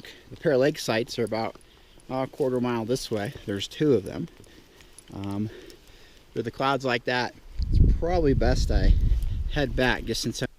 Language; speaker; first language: English; native; English